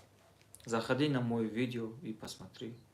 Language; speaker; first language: Russian; non-native, learner; Tajik